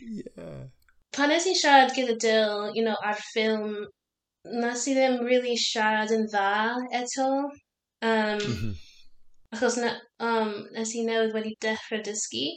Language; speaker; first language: Welsh; non-native, learner; English